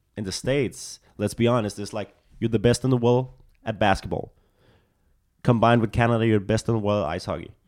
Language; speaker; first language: English; non-native, fluent; Danish